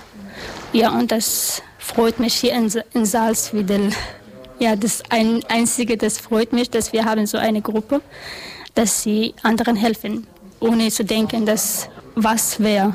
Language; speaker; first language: German; non-native, learner; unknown